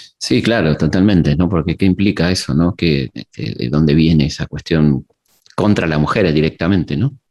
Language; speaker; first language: Spanish; native; Spanish